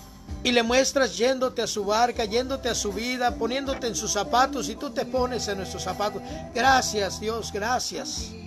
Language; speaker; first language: Spanish; native; Spanish